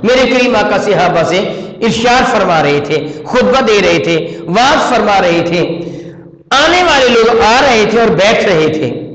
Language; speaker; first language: Urdu; non-native, local second language; Punjabi